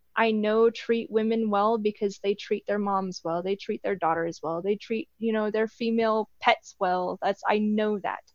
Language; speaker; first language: English; native; English